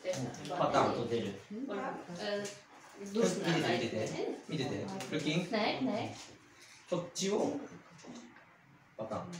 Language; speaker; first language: Japanese; native; Japanese